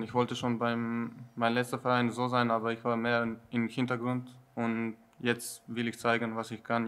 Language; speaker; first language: German; non-native, learner; Slovenian